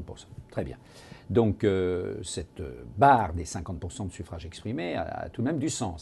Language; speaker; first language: French; native; French